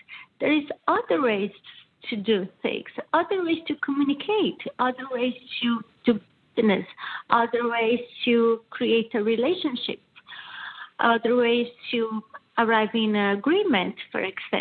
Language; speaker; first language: English; non-native, fluent; Portuguese